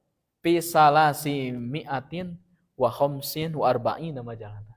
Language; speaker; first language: Arabic; non-native, fluent; Sundanese